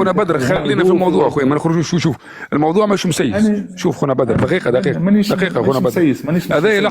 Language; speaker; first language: Arabic; native; Arabic